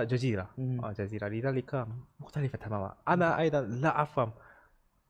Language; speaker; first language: Arabic; non-native, learner; Korean